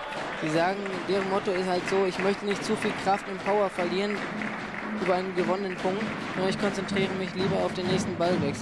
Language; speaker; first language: German; native; German